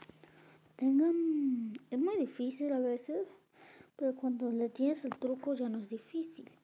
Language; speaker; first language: Spanish; early bilingual, other home language; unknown